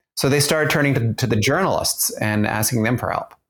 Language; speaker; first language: English; early bilingual, other home language; German